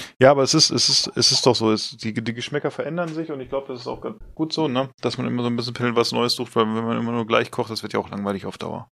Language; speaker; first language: German; native; German